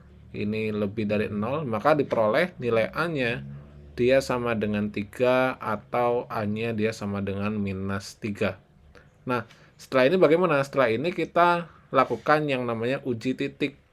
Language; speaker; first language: Indonesian; native; Indonesian